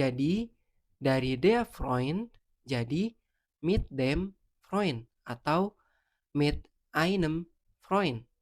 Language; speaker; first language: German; non-native, fluent; Indonesian